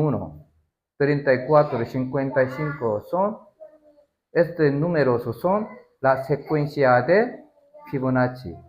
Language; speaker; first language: Spanish; non-native, learner; Korean